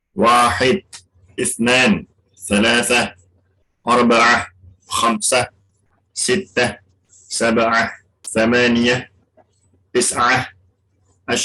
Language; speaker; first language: Arabic; non-native, learner; Indonesian